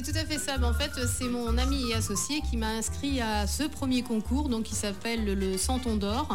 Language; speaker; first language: French; native; French